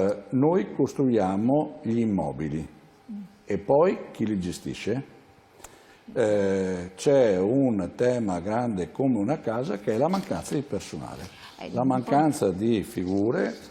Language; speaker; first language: Italian; native; Italian